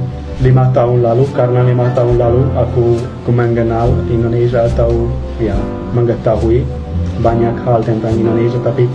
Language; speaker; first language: Indonesian; non-native, fluent; Hungarian